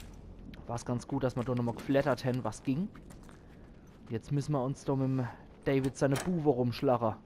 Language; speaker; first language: German; native; German